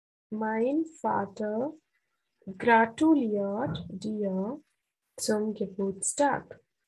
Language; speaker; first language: German; non-native, fluent; Hindi